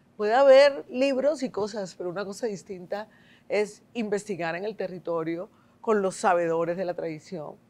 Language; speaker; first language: Spanish; native; Spanish